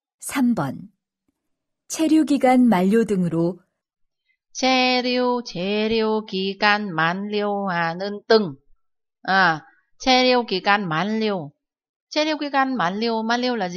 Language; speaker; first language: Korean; non-native, fluent; Vietnamese